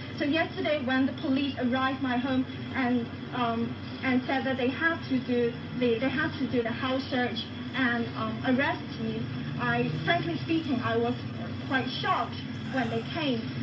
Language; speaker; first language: English; non-native, local second language; Cantonese